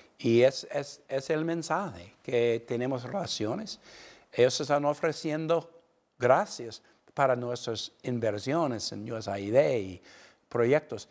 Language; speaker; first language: Spanish; non-native, fluent; English